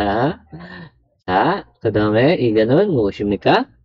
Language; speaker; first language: Korean; non-native, learner; Filipino